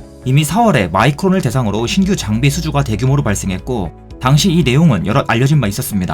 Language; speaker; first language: Korean; native; Korean